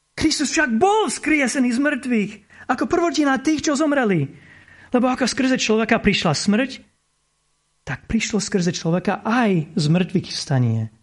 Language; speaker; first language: Slovak; non-native, fluent; English